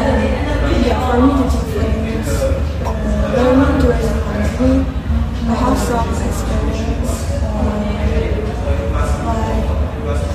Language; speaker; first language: English; non-native, learner; Indonesian